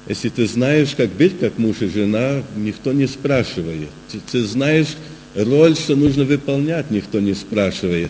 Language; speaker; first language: Russian; early bilingual, heritage; Russian